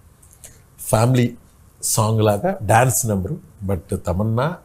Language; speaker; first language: Telugu; native; Telugu